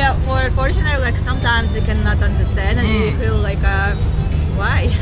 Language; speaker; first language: English; non-native, learner; Russian